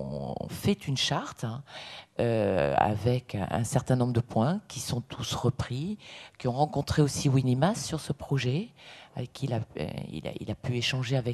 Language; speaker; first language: French; native; French